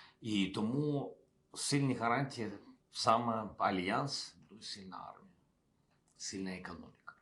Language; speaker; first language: Ukrainian; non-native, local second language; Russian